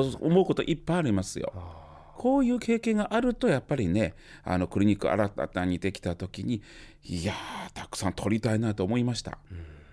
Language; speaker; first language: Japanese; native; Japanese